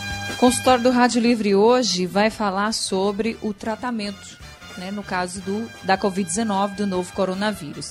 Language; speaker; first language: Portuguese; native; Portuguese